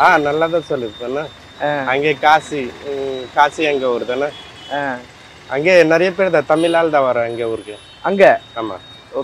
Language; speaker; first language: Tamil; non-native, learner; Hindi